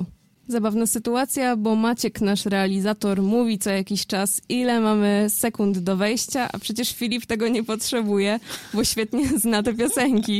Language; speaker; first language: Polish; native; Polish